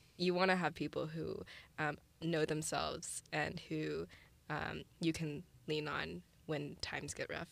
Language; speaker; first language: English; early bilingual, other home language; Chinese